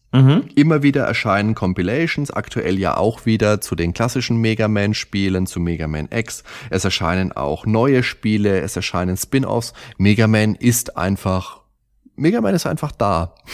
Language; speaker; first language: German; native; German